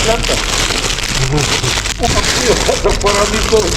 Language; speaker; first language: Spanish; non-native, learner; Filipino